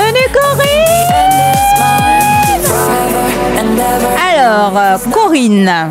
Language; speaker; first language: French; native; French